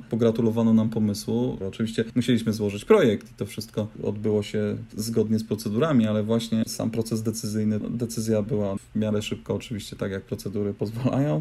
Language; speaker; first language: Polish; native; Polish